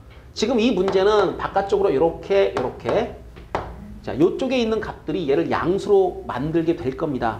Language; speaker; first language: Korean; native; Korean